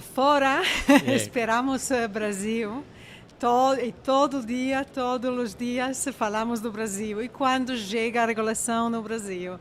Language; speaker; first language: Portuguese; non-native, fluent; Italian